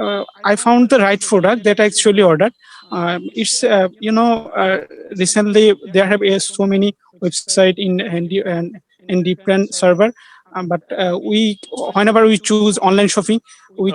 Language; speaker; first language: English; non-native, learner; Bangla